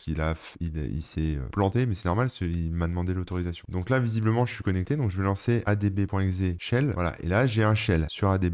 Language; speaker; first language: French; native; French